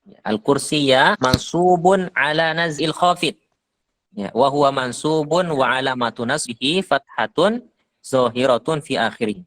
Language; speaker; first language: Arabic; non-native, fluent; Indonesian